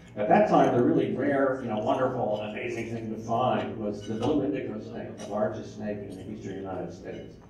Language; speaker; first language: English; native; English